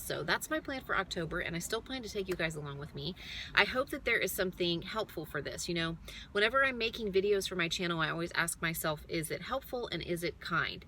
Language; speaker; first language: English; native; English